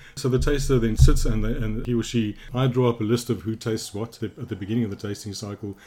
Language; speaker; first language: English; native; English